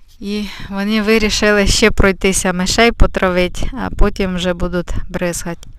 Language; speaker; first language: Ukrainian; native; Ukrainian